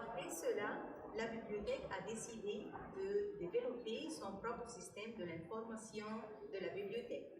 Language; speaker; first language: French; non-native, fluent; Arabic